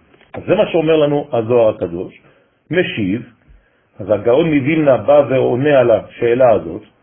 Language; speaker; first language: Hebrew; non-native, fluent; French